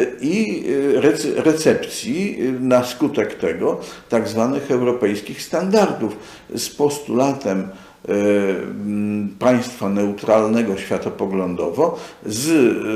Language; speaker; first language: Polish; native; Polish